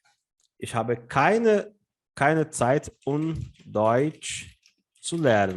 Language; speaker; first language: German; non-native, fluent; Portuguese